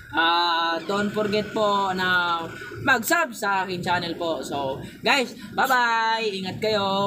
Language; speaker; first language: Filipino; non-native, local second language; Cebuano